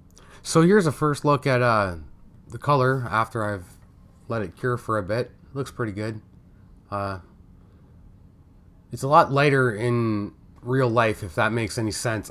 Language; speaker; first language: English; native; English